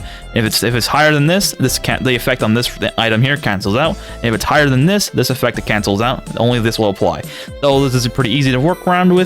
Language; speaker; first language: English; native; English